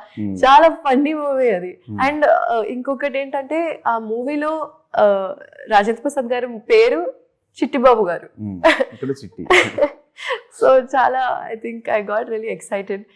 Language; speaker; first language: Telugu; non-native, local second language; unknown